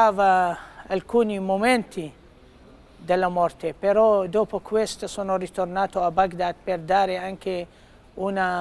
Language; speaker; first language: Italian; non-native, fluent; Arabic